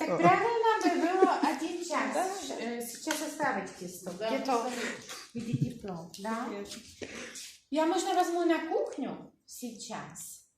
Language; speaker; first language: Russian; non-native, learner; Czech